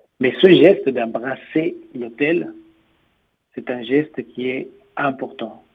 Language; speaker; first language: French; non-native, fluent; Spanish